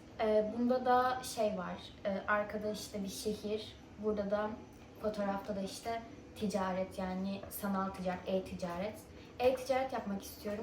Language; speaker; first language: Turkish; early bilingual, other home language; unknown